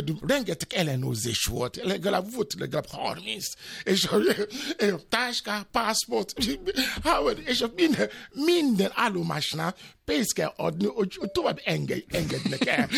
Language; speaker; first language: Hungarian; non-native, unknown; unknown